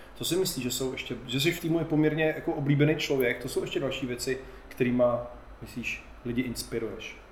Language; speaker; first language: Czech; native; Czech